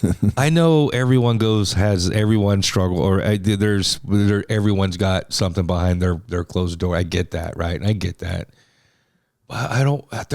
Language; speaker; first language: English; native; English